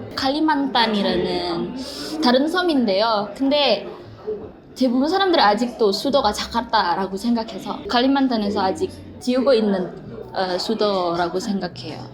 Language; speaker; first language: Korean; non-native, fluent; Indonesian